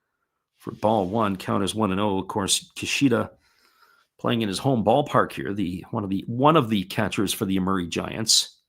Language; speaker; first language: English; native; English